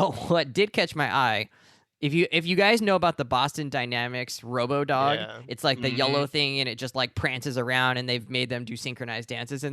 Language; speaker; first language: English; native; English